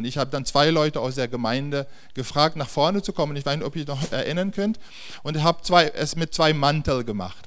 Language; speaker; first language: German; non-native, fluent; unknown